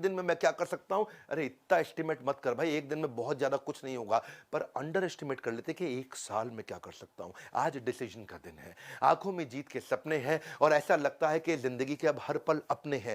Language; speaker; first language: Hindi; native; Hindi